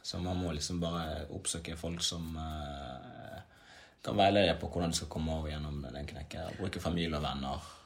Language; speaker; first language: Norwegian; early bilingual, other home language; Swahili